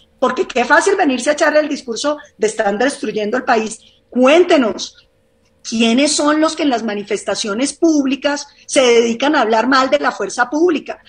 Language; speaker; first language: Spanish; native; Spanish